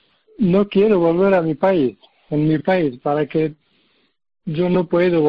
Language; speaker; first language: Spanish; non-native, learner; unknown